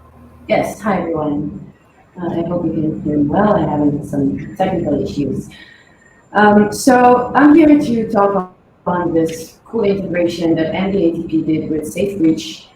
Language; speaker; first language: English; non-native, fluent; Hebrew